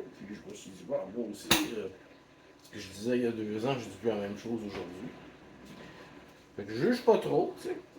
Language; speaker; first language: French; native; French